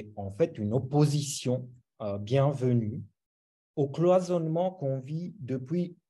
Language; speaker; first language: French; non-native, fluent; Romanian